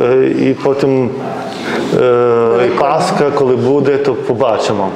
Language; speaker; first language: Ukrainian; non-native, fluent; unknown